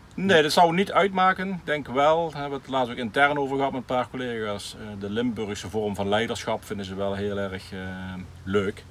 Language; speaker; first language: Dutch; native; Dutch